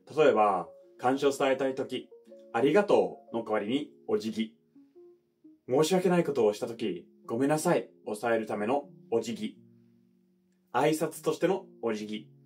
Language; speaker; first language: Japanese; non-native, fluent; English